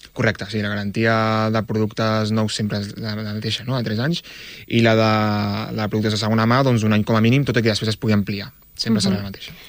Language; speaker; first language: Catalan; early bilingual, other home language; Arabic